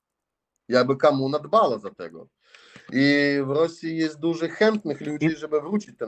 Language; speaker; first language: Polish; non-native, learner; Russian